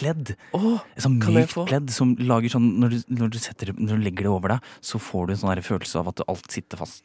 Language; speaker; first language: Norwegian; native; Norwegian